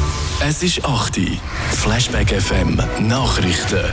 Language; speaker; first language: German; native; German